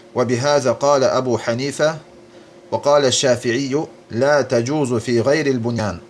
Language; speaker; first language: Arabic; non-native, fluent; Azerbaijani